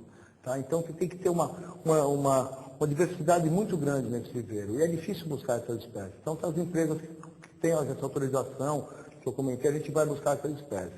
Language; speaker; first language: Portuguese; native; Portuguese